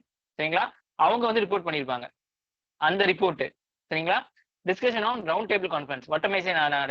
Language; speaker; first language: Tamil; native; Tamil